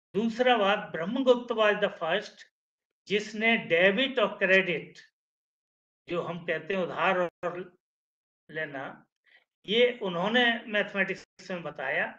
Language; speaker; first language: Hindi; native; Hindi